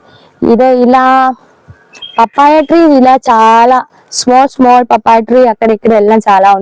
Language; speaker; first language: Telugu; non-native, learner; Malayalam